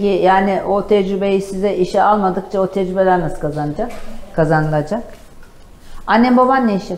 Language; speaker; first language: Turkish; native; Turkish